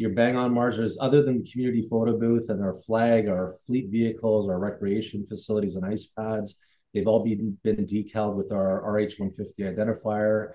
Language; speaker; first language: English; native; English